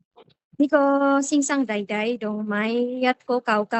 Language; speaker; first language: Cantonese; non-native, learner; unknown